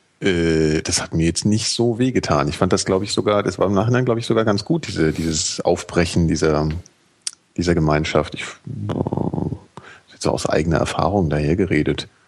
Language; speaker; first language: German; native; German